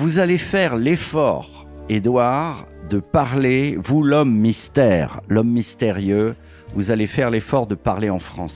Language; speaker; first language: French; native; French